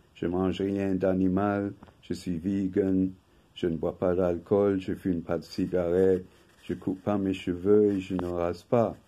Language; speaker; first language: French; non-native, fluent; English